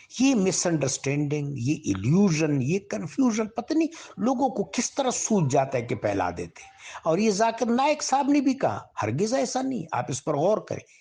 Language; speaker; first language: Urdu; non-native, local second language; Pashto